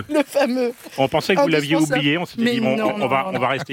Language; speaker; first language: French; native; French